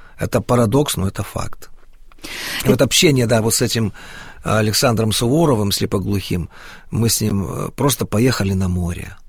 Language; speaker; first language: Russian; native; Russian